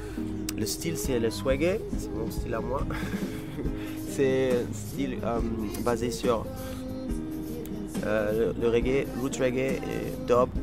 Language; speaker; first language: French; non-native, fluent; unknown